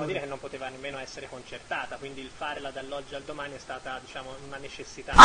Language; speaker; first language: Italian; native; Italian